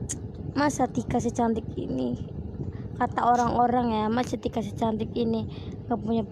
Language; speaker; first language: Indonesian; native; Indonesian